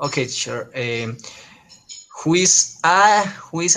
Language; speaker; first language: English; non-native, learner; Spanish